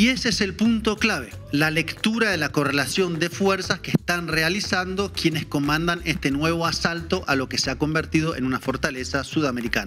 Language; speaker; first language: Spanish; native; Spanish